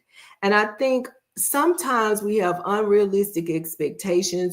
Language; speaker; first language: English; native; English